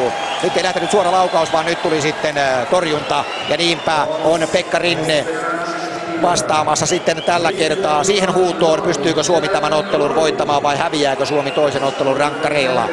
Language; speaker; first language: Finnish; native; Finnish